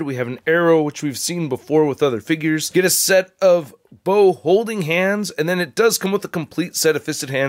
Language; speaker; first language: English; native; English